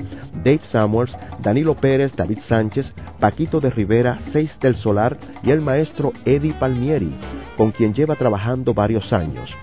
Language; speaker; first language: Spanish; native; Spanish